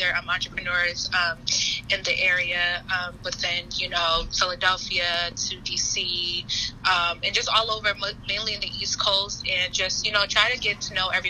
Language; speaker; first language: English; native; English